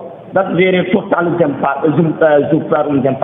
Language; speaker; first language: German; non-native, learner; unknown